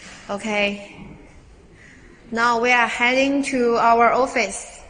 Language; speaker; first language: English; non-native, learner; Chinese